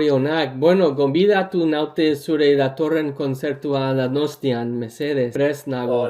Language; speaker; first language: Basque; non-native, learner; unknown